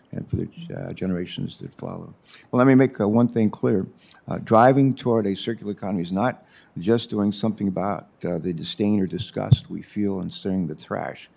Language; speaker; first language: English; native; English